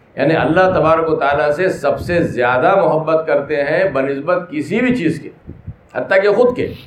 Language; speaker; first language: Urdu; native; Urdu